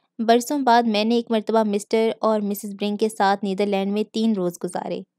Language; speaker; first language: Urdu; native; Urdu